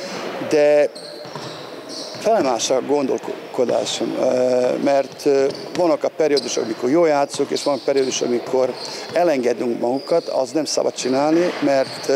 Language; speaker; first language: Hungarian; non-native, fluent; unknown